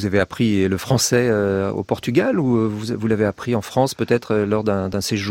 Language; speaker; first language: French; native; French